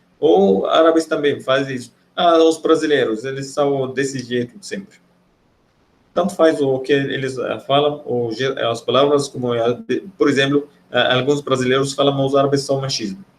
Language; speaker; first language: Portuguese; non-native, fluent; Arabic